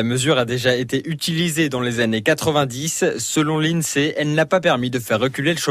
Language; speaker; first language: French; native; French